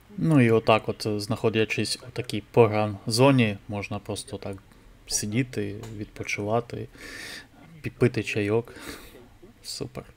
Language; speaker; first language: Ukrainian; non-native, local second language; Russian